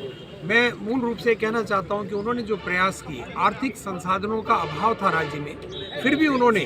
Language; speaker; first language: Hindi; native; Hindi